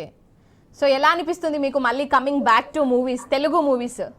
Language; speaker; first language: Telugu; native; Telugu